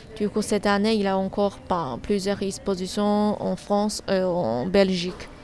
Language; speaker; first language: French; non-native, learner; Chinese